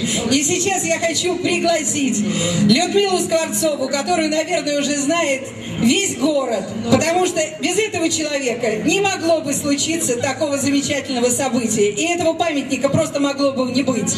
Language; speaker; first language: Russian; native; Russian